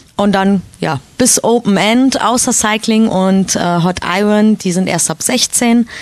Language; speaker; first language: German; native; German